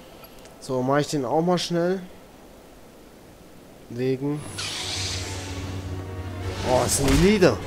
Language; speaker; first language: German; native; German